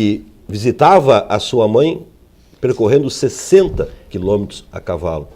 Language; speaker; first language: Portuguese; native; Portuguese